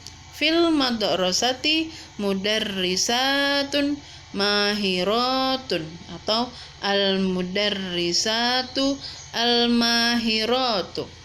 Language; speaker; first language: Arabic; non-native, fluent; Indonesian